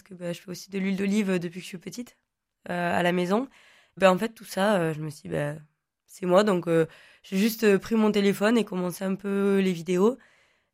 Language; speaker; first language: French; non-native, local second language; Occitan